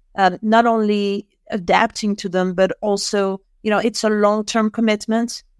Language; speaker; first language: English; non-native, fluent; French